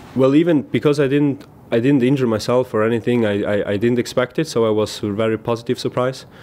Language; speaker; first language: English; non-native, fluent; German